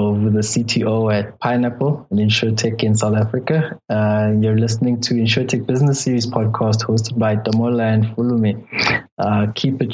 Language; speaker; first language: English; non-native, local second language; Zulu